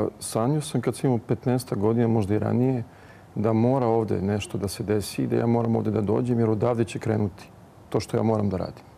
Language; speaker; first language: Serbian; early bilingual, heritage; Serbian